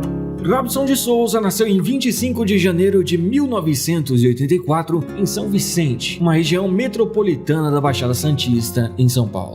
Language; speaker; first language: Portuguese; native; Portuguese